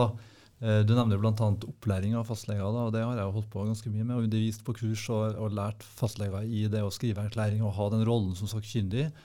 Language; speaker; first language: Norwegian; native; Norwegian